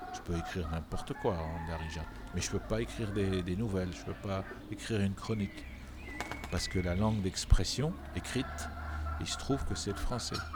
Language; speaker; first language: French; non-native, local second language; Arabic